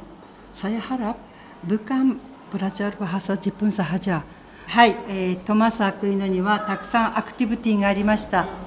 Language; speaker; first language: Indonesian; non-native, fluent; Japanese